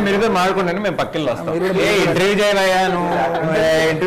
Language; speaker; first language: Telugu; native; Telugu